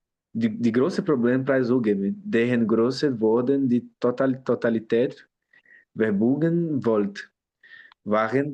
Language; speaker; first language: German; non-native, learner; Portuguese